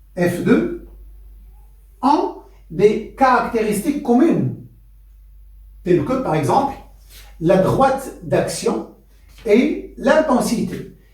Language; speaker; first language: French; non-native, local second language; Arabic